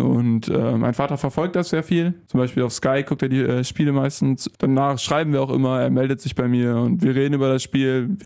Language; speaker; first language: German; native; German